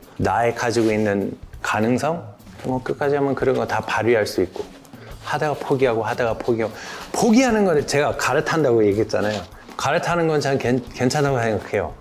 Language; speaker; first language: Korean; non-native, fluent; English